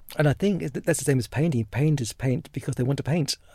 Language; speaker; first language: English; native; English